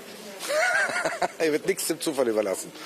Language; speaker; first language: German; native; German